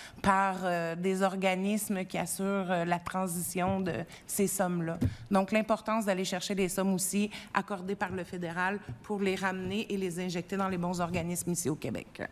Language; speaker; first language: French; native; French